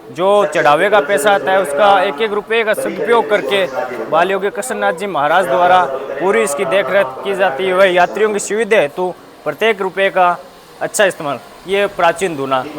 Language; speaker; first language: Hindi; native; Hindi